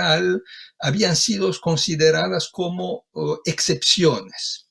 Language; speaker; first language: Spanish; non-native, fluent; Italian